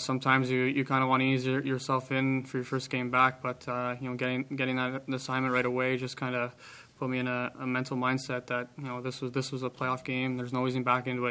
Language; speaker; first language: English; native; English